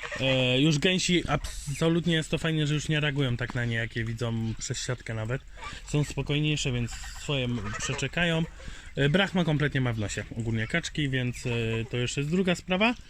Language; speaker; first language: Polish; native; Polish